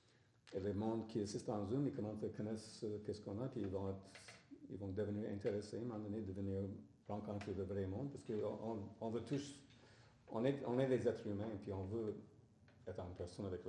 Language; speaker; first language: French; non-native, fluent; English